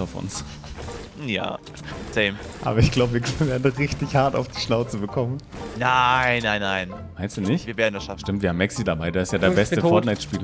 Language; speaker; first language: German; native; German